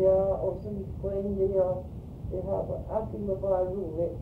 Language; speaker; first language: Swedish; early bilingual, heritage; Swedish